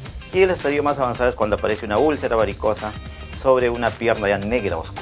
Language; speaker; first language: Spanish; native; Spanish